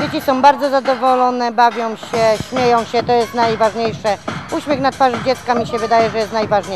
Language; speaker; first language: Polish; native; Polish